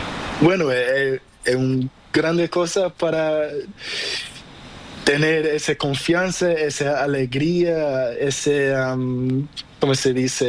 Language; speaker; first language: Spanish; non-native, learner; Portuguese